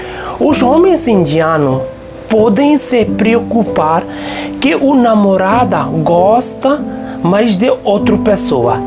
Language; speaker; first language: Portuguese; non-native, local second language; Hindi